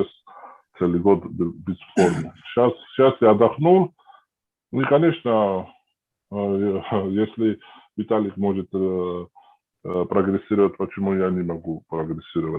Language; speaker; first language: Russian; non-native, fluent; Georgian